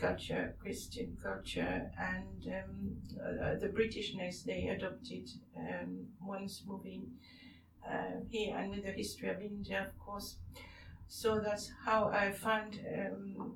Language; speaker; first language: English; non-native, fluent; French